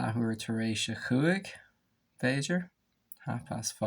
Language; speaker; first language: Irish; non-native, local second language; English